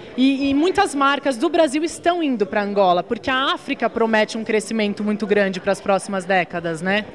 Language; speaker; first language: Portuguese; native; Portuguese